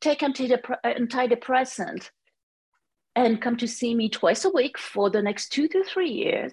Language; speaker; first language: English; non-native, fluent; French